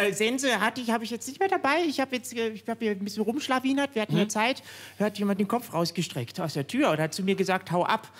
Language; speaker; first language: German; native; German